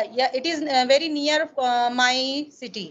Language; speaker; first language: English; non-native, learner; Hindi